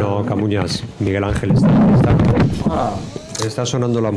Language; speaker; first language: Spanish; native; Spanish